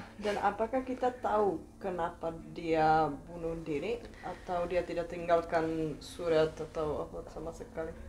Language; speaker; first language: Indonesian; non-native, fluent; Czech